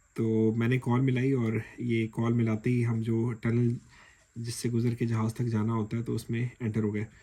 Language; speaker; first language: Urdu; native; Urdu